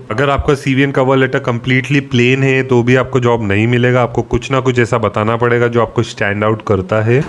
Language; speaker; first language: Hindi; native; Hindi